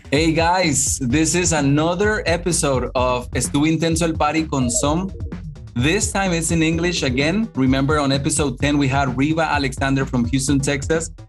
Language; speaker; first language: English; non-native, fluent; Spanish